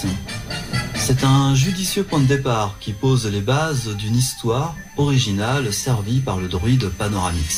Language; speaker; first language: French; native; French